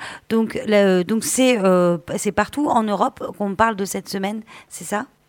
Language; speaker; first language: French; native; French